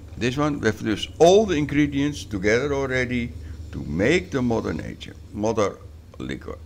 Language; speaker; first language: English; non-native, learner; Dutch